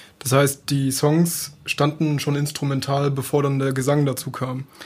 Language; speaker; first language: German; native; German